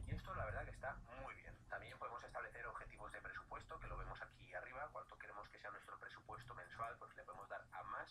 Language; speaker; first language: Spanish; native; Spanish